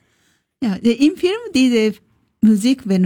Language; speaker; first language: German; non-native, learner; Japanese